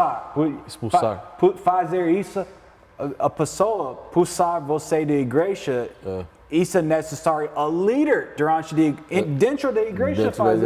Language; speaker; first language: Portuguese; non-native, learner; English